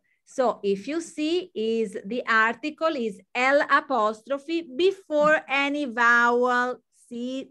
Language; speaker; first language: English; non-native, fluent; Italian